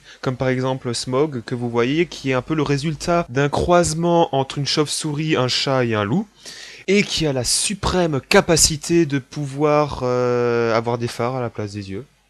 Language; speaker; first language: French; native; French